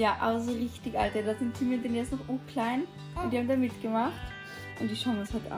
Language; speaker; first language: German; native; German